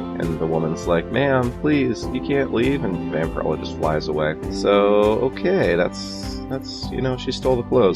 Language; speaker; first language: English; native; English